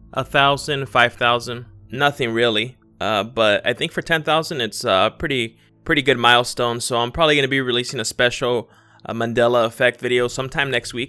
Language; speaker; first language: English; native; English